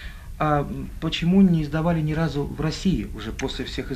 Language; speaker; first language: Russian; native; Russian